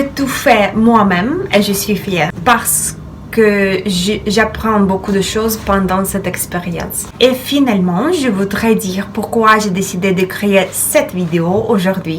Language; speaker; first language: French; non-native, fluent; Russian